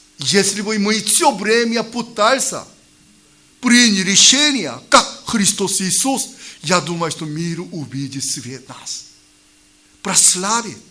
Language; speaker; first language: Russian; non-native, learner; Korean